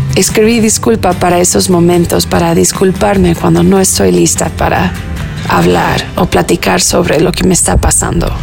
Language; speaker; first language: Spanish; early bilingual, heritage; Spanish